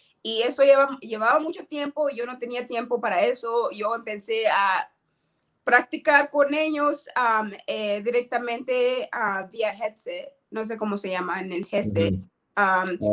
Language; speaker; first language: Spanish; non-native, learner; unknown